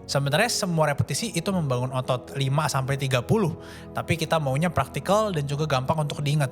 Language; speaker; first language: Indonesian; native; Indonesian